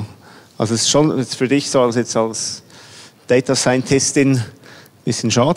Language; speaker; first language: German; native; German